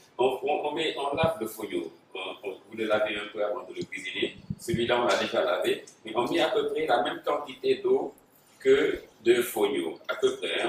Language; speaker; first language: French; non-native, local second language; Wolof